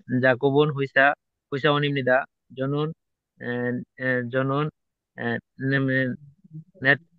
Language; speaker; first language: Korean; non-native, learner; Bangla